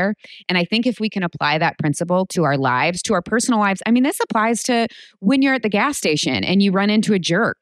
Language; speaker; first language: English; native; English